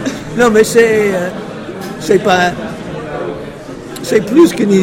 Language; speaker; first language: French; non-native, fluent; English